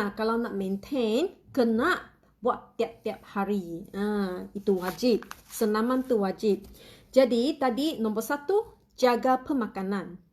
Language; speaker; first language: Malay; non-native, local second language; Chinese